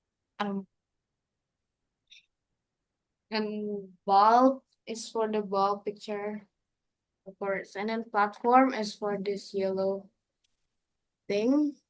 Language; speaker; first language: English; non-native, learner; Indonesian